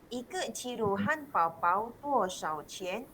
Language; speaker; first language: Chinese; non-native, local second language; Malay